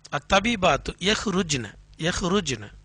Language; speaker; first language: Arabic; non-native, fluent; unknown